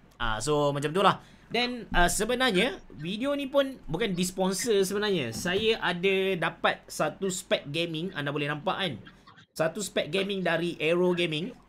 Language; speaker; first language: Malay; native; Malay